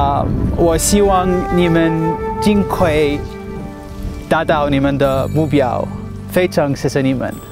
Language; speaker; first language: Chinese; non-native, learner; English